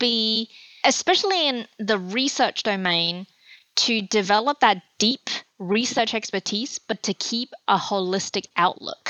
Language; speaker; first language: English; native; English